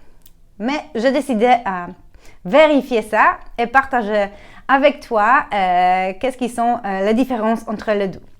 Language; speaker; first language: French; non-native, learner; Polish